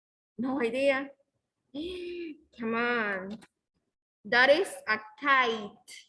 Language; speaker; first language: English; non-native, fluent; Spanish